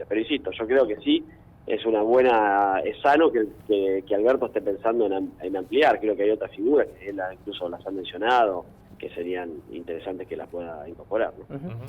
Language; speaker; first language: Spanish; native; Spanish